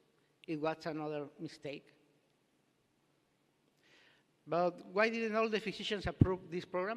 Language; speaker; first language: English; non-native, learner; Spanish